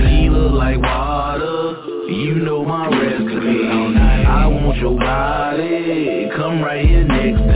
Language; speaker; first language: English; native; English